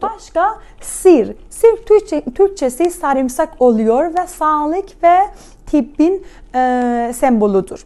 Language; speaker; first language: Turkish; non-native, fluent; Persian